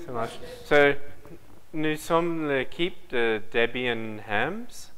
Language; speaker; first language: French; non-native, learner; English